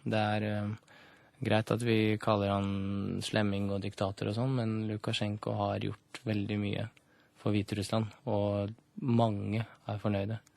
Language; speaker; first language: Norwegian; early bilingual, other home language; Russian